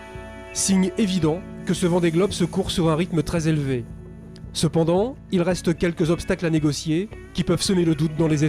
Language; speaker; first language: French; native; French